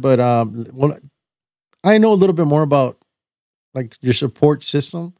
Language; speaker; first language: English; early bilingual, other home language; Spanish